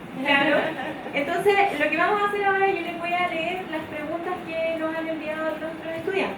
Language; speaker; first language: Spanish; native; Spanish